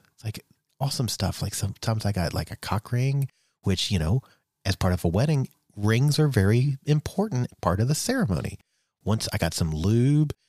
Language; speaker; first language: English; native; English